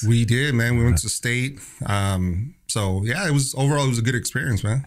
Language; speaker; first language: English; native; English